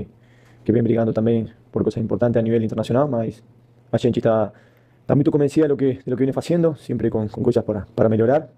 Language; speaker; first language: Portuguese; non-native, fluent; Spanish